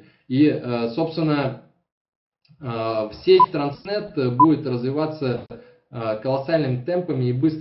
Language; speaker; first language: Russian; native; Russian